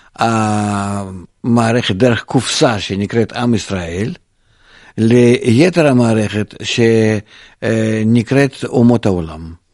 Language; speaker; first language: Hebrew; non-native, fluent; Russian